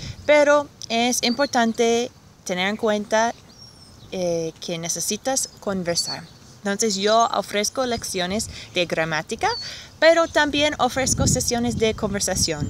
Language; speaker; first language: Spanish; non-native, fluent; English